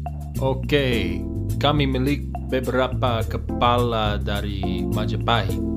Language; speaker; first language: Indonesian; non-native, learner; English